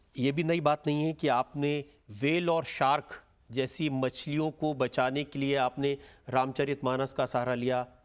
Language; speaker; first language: Hindi; native; Hindi